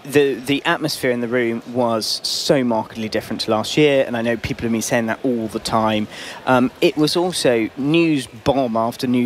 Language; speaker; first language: English; native; English